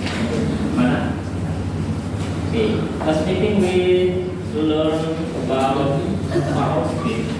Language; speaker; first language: English; non-native, fluent; Indonesian